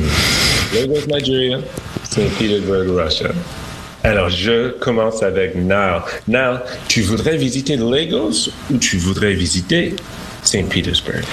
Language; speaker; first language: French; non-native, fluent; English